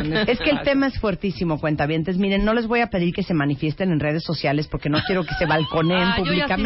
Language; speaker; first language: Spanish; native; Spanish